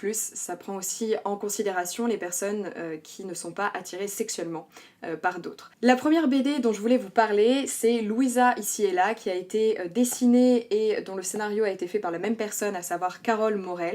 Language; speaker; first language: French; native; French